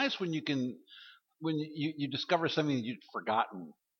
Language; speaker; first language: English; native; English